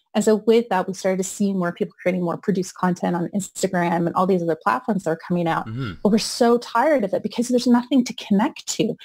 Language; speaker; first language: English; native; English